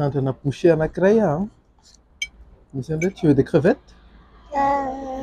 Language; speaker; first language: French; non-native, local second language; Malagasy